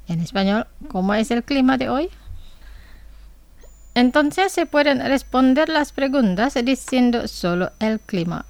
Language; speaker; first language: Spanish; non-native, fluent; Indonesian